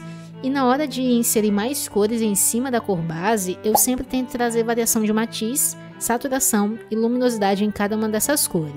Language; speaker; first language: Portuguese; native; Portuguese